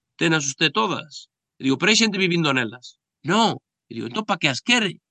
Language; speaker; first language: Galician; native; Galician